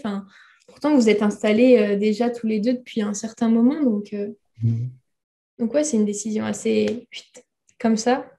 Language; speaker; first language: French; native; French